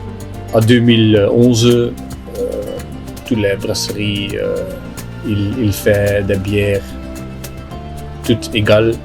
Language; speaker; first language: French; non-native, local second language; Dutch